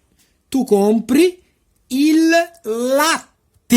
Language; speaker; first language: Italian; non-native, fluent; Portuguese